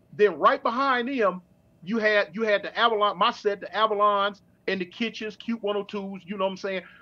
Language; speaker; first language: English; native; English